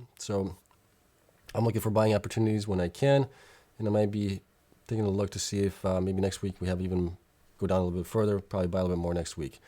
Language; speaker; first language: English; native; English